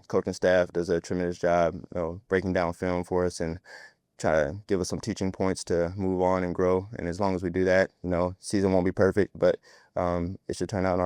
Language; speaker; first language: English; native; English